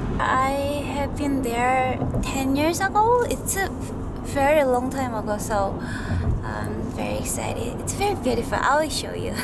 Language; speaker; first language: English; non-native, learner; Korean